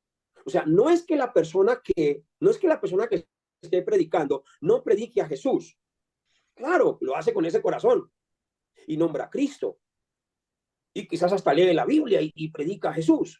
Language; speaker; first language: Spanish; native; Spanish